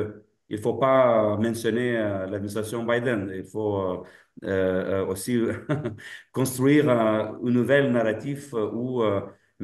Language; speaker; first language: French; non-native, fluent; Lithuanian